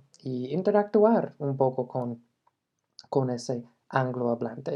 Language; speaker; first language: Spanish; non-native, fluent; English